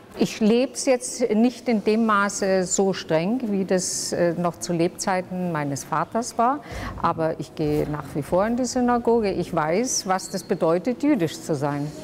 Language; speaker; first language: German; non-native, local second language; Yiddish